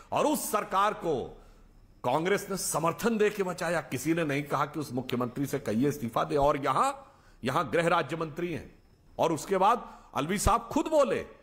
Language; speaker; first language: Hindi; native; Hindi